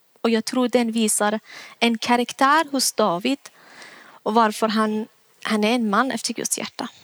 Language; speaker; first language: Swedish; non-native, fluent; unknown